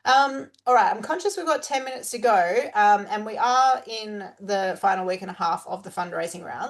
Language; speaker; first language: English; native; English